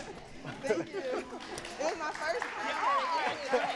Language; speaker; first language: English; native; English